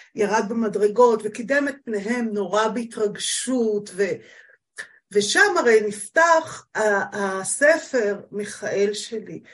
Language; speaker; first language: Hebrew; native; Hebrew